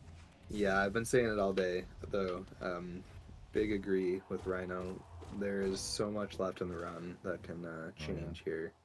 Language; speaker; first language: English; native; English